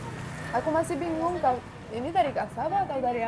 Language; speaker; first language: Indonesian; non-native, fluent; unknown